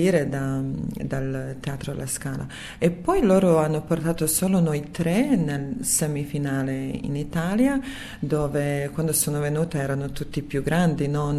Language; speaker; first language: Italian; non-native, fluent; Serbian